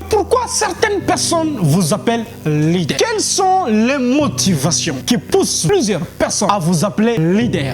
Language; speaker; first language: French; non-native, local second language; Lingala